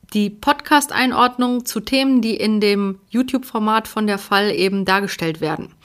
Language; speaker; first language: German; early bilingual, other home language; Polish